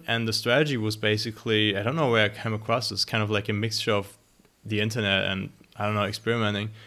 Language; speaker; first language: English; non-native, fluent; German